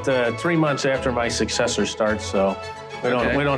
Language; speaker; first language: English; native; English